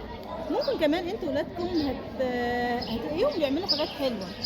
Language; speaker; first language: Arabic; native; Arabic